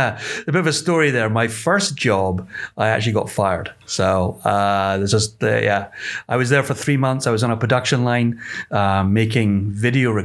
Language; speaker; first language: English; native; English